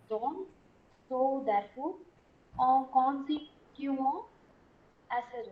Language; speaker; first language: French; non-native, learner; Tamil